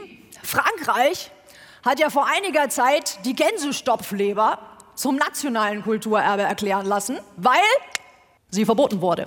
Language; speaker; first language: German; native; German